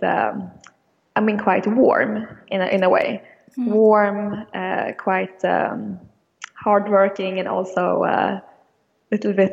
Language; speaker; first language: English; non-native, fluent; Swedish